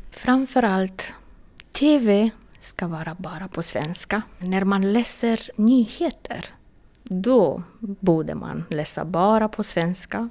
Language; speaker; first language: Swedish; non-native, fluent; Romanian